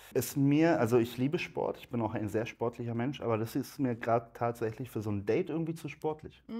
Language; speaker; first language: German; native; German